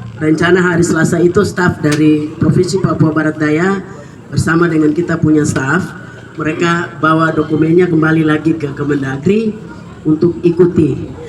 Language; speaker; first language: Indonesian; native; Indonesian